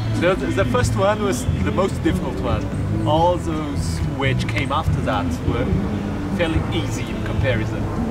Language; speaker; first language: English; non-native, fluent; Portuguese